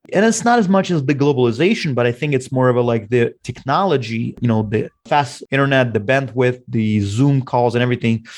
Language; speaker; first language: English; non-native, fluent; Russian